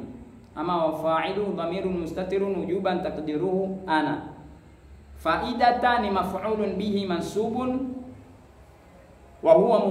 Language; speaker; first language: Arabic; non-native, fluent; Swahili